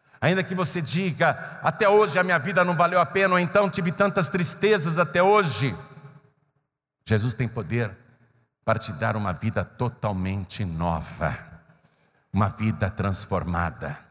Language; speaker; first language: Portuguese; native; Portuguese